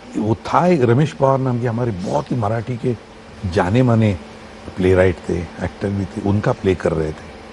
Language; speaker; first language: Hindi; non-native, local second language; Marathi